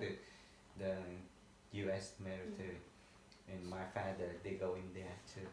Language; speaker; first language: English; non-native, learner; Vietnamese